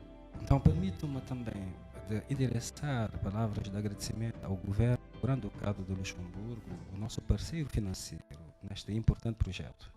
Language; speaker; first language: Portuguese; non-native, fluent; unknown